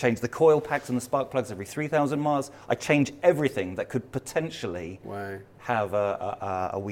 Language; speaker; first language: English; native; English